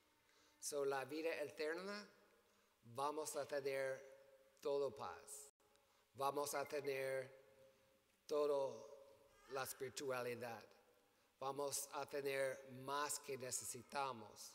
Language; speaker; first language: Spanish; non-native, learner; English